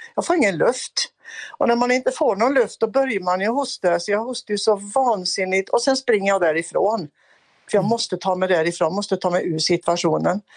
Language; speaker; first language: Swedish; native; Swedish